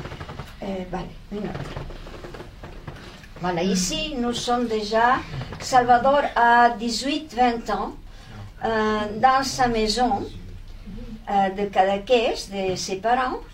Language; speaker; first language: French; non-native, fluent; Spanish